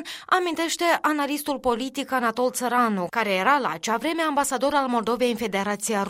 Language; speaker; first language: Romanian; native; Romanian